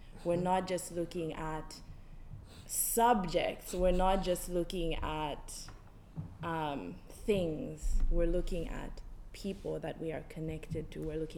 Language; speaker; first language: English; non-native, local second language; Nyanja